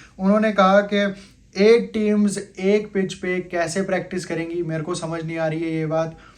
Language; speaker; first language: Hindi; native; Hindi